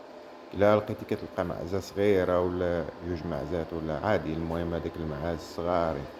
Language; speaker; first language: Arabic; native; Arabic